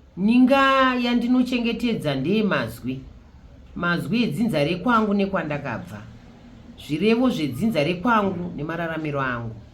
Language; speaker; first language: Shona; native; Shona